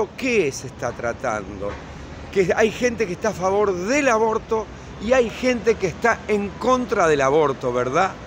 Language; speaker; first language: Spanish; native; Spanish